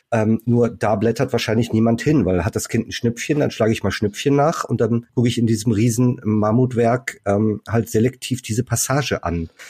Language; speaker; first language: German; native; German